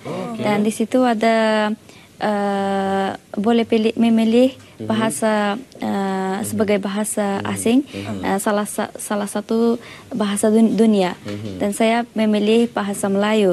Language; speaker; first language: Indonesian; non-native, fluent; Uzbek